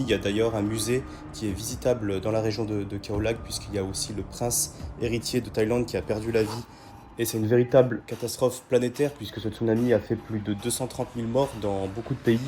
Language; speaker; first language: French; native; French